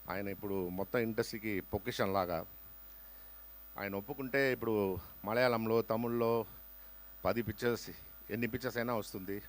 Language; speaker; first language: Telugu; non-native, local second language; Tamil